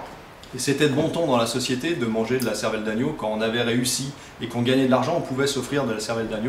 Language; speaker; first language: French; native; French